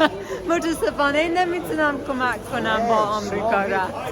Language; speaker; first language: Persian; non-native, learner; English